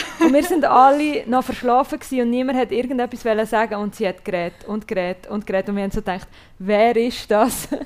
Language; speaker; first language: German; native; German